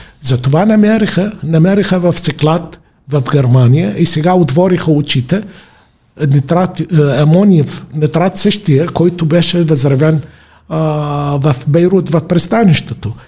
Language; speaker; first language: Bulgarian; non-native, fluent; Arabic